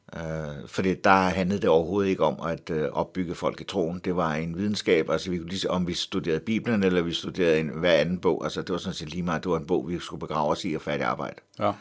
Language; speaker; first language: Danish; native; Danish